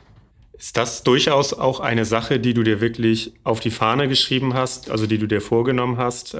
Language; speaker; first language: German; native; German